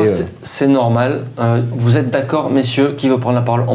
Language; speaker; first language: French; native; French